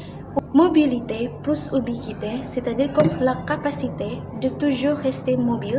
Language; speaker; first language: French; non-native, learner; Indonesian